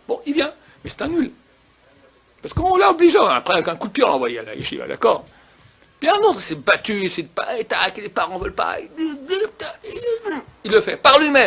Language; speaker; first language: French; native; French